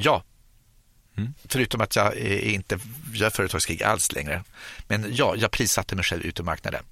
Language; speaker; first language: Swedish; native; Swedish